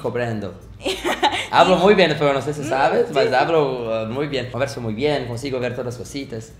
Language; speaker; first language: Portuguese; native; Portuguese